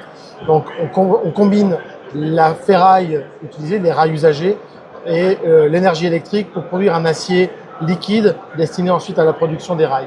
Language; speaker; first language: French; native; French